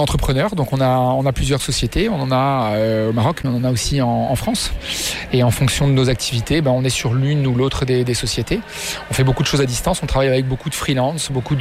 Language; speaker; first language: French; native; French